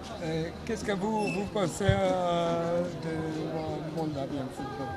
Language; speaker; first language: French; non-native, learner; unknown